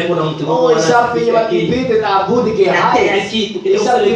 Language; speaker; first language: German; non-native, learner; French